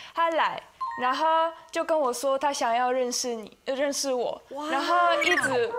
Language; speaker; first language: Chinese; non-native, fluent; Italian